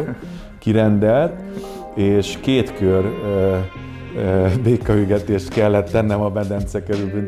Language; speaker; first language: Hungarian; native; Hungarian